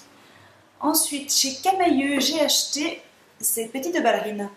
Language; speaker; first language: French; native; French